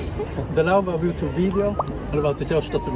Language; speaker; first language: Italian; non-native, local second language; Romansh